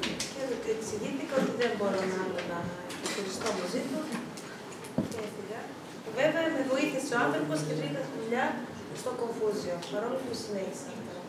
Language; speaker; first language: Greek; early bilingual, other home language; Russian